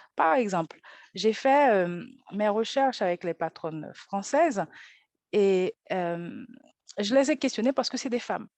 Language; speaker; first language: French; non-native, local second language; Haitian Creole